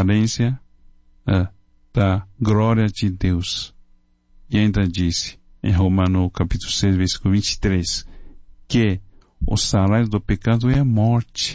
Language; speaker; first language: Portuguese; non-native, fluent; Chinese